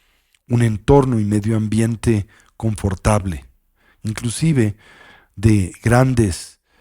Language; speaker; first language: Spanish; native; Spanish